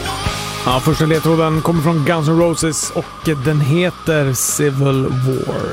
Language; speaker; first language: Swedish; native; Swedish